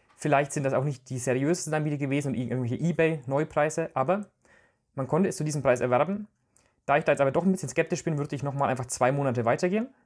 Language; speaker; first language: German; native; German